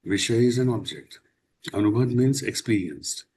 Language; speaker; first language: English; non-native, local second language; Marathi